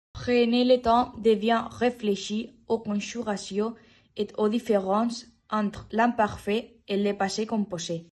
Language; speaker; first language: French; non-native, learner; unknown